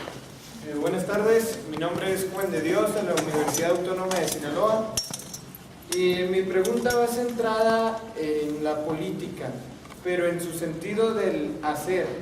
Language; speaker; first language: Spanish; native; Spanish